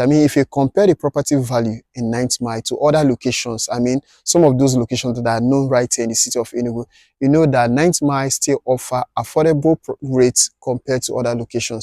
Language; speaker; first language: English; non-native, local second language; Igbo